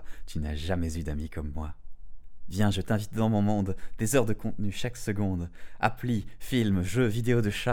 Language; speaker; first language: French; native; French